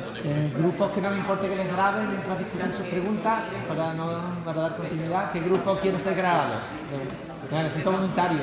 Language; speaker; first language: Spanish; native; Spanish